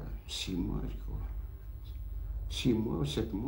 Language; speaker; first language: French; non-native, learner; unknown